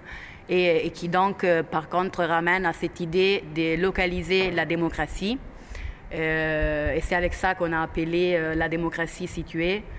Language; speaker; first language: French; non-native, fluent; Italian